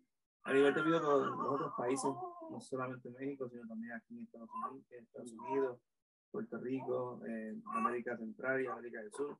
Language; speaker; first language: Spanish; native; Spanish